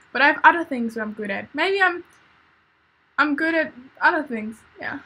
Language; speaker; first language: English; non-native, fluent; German